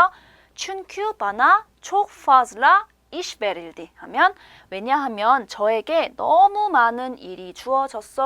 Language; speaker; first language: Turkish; non-native, fluent; Korean